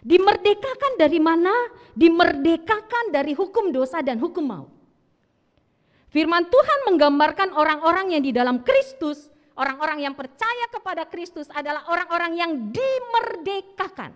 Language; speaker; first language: Indonesian; native; Indonesian